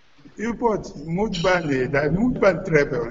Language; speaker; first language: Romanian; non-native, learner; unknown